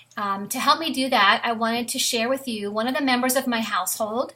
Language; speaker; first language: English; native; English